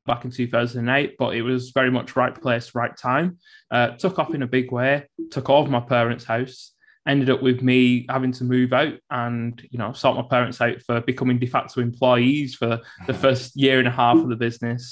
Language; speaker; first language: English; native; English